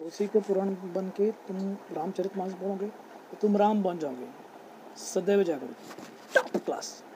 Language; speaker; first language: Hindi; non-native, local second language; Marathi